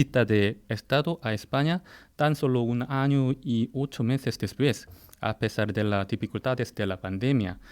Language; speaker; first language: Spanish; non-native, fluent; Korean